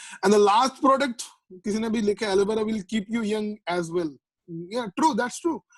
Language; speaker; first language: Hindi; non-native, local second language; Bangla